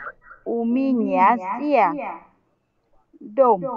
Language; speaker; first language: Russian; non-native, learner; Vietnamese